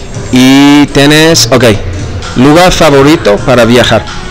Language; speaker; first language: Spanish; non-native, learner; English